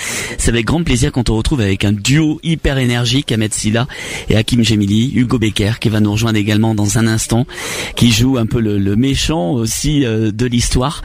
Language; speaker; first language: French; native; French